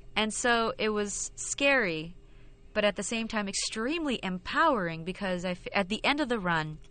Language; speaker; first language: English; non-native, local second language; Filipino